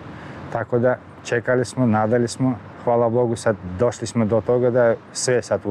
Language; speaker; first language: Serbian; non-native, fluent; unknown